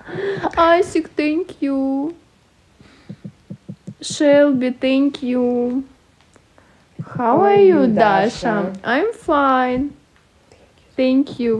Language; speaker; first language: English; non-native, learner; Russian